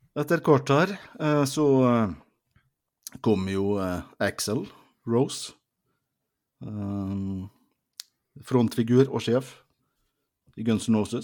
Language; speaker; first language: Norwegian; native; Norwegian